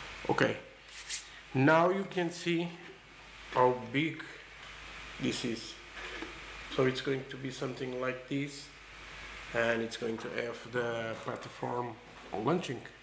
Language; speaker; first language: English; non-native, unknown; Portuguese